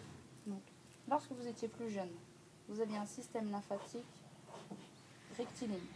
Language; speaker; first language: French; native; French